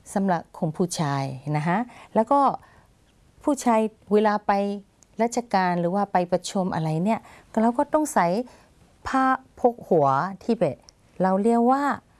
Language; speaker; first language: Thai; non-native, fluent; Burmese